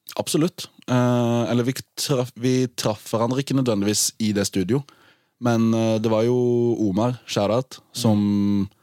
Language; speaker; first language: Norwegian; native; Norwegian